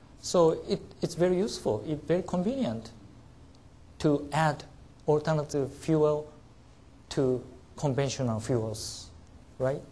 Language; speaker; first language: English; non-native, learner; Japanese